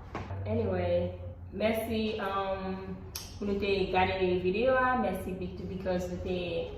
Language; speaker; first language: Haitian Creole; early bilingual, heritage; Haitian Creole